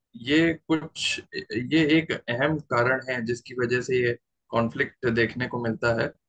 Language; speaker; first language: Hindi; native; Hindi